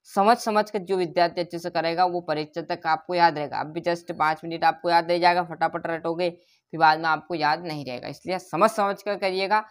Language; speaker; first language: Hindi; native; Hindi